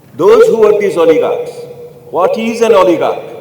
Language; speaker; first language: English; non-native, local second language; Bangla